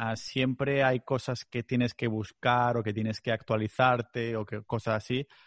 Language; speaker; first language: Spanish; non-native, local second language; Catalan